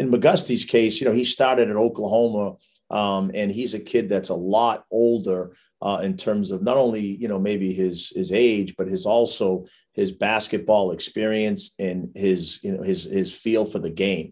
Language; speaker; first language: English; native; English